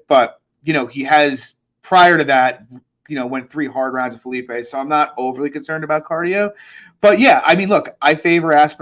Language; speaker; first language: English; native; English